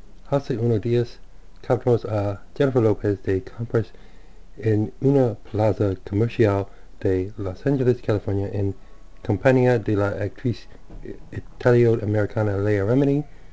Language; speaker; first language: Spanish; non-native, learner; English